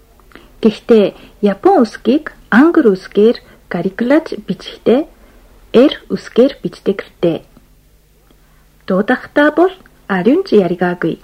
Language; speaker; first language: Mongolian; non-native, fluent; Japanese